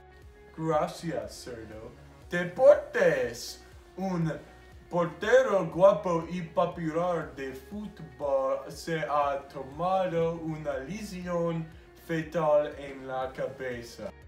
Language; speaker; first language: Spanish; non-native, learner; English